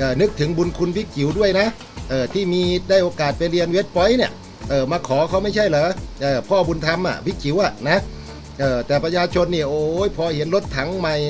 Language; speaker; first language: Thai; native; Thai